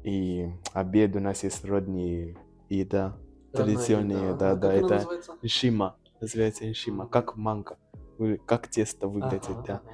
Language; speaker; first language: Russian; non-native, learner; Nyanja